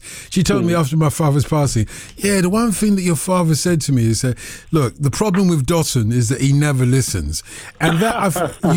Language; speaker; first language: English; non-native, local second language; Yoruba